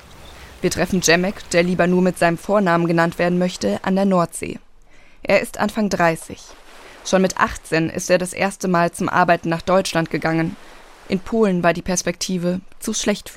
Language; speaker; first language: German; native; German